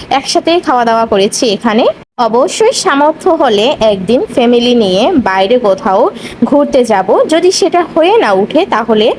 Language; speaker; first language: Bangla; non-native, local second language; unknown